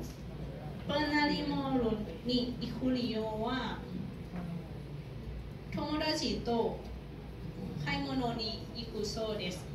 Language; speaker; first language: Japanese; non-native, learner; Thai